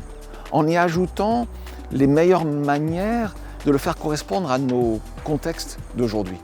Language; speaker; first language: French; native; French